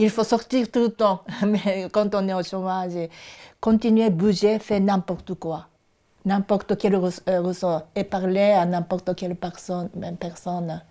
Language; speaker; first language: French; non-native, fluent; Japanese